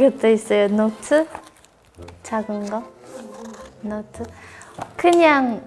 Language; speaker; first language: Korean; non-native, learner; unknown